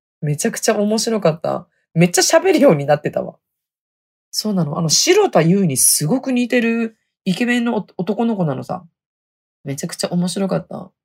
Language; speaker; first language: Japanese; native; Japanese